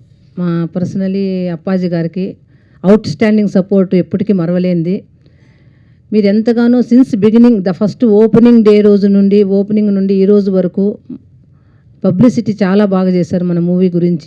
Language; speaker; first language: Telugu; native; Telugu